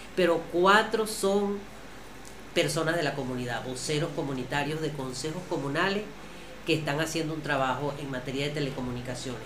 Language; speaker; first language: Spanish; native; Spanish